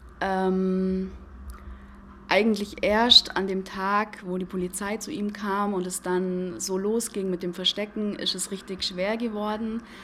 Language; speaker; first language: German; native; German